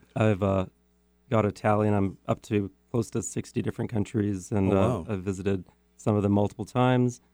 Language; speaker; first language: English; native; English